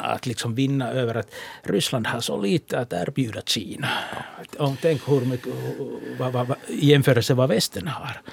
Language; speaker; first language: Swedish; non-native, local second language; Finnish